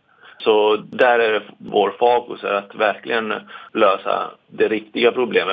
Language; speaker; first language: Swedish; non-native, fluent; Italian